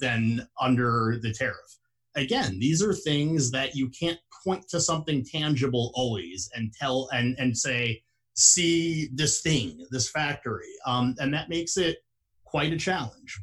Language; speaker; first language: English; native; English